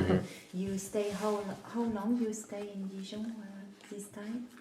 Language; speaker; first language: English; non-native, learner; French